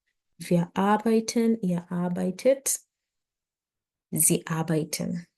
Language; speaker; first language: German; non-native, learner; English